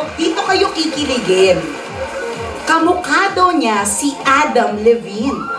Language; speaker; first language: Filipino; native; Filipino